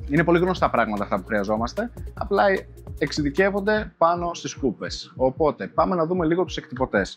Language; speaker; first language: Greek; native; Greek